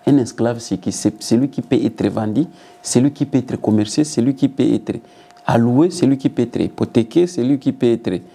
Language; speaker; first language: French; non-native, local second language; Swahili